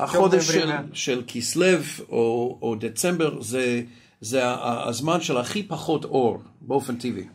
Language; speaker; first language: Hebrew; non-native, fluent; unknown